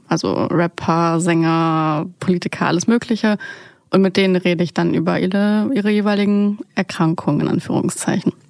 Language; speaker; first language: German; early bilingual, other home language; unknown